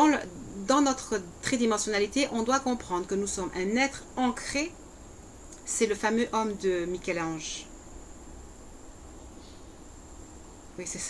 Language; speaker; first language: French; native; French